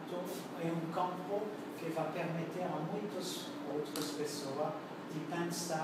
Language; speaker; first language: Portuguese; non-native, learner; French